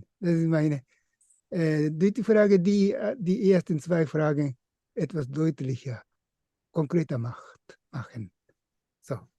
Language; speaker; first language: German; non-native, fluent; Japanese